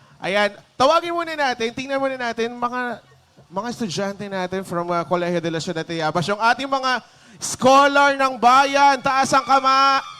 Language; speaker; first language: Filipino; native; Filipino